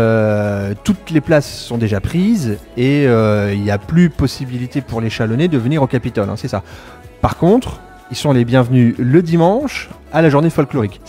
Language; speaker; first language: French; native; French